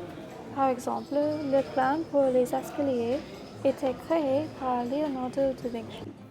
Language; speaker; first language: French; non-native, learner; English